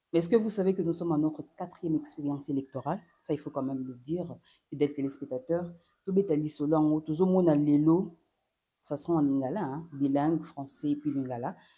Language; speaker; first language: French; non-native, local second language; Lingala